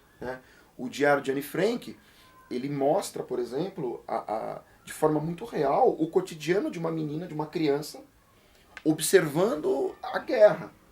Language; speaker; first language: Portuguese; native; Portuguese